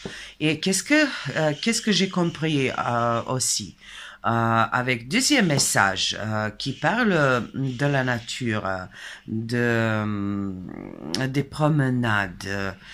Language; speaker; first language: French; non-native, fluent; Serbian